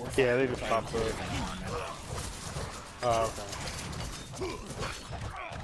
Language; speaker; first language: English; native; English